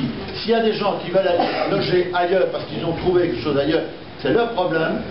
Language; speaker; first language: French; native; French